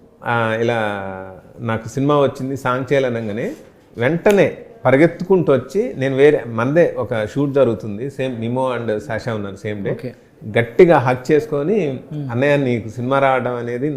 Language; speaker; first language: Telugu; native; Telugu